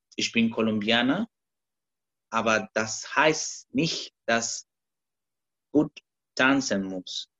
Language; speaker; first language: German; non-native, learner; Spanish